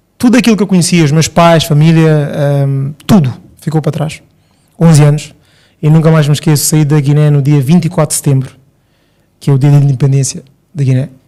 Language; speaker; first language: Portuguese; early bilingual, other home language; Upper Guinea Crioulo